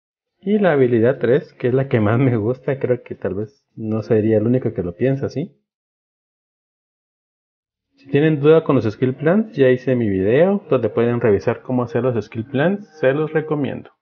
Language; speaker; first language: Spanish; native; Spanish